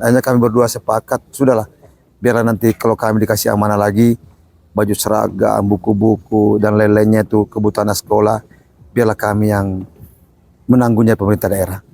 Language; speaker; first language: Indonesian; non-native, local second language; Buginese